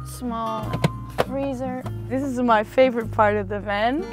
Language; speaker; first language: English; non-native, fluent; Dutch